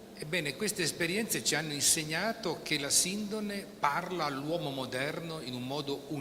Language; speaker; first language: Italian; native; Italian